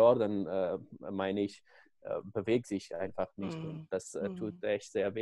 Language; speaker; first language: German; non-native, learner; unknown